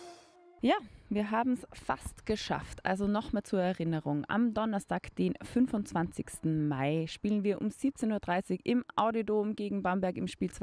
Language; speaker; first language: German; native; German